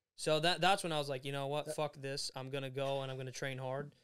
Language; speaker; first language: English; early bilingual, other home language; Swedish